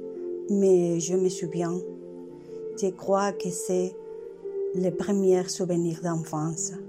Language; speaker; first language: French; non-native, learner; Spanish